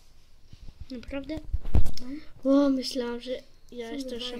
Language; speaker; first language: Polish; native; Polish